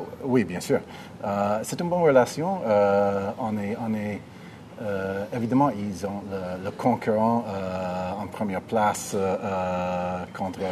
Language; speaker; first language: French; non-native, fluent; English